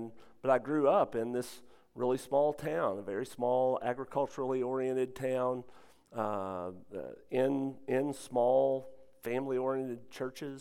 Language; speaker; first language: English; native; English